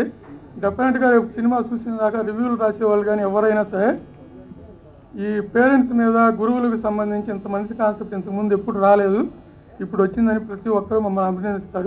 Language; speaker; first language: Telugu; native; Telugu